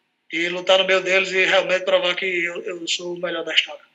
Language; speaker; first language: Portuguese; native; Portuguese